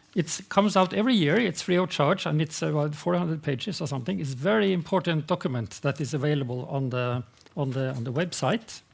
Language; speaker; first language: English; non-native, fluent; Norwegian